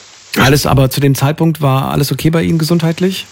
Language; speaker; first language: German; native; German